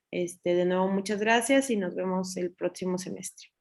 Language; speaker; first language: Spanish; native; Spanish